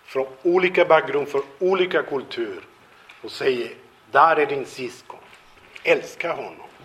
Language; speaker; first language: Swedish; non-native, fluent; Spanish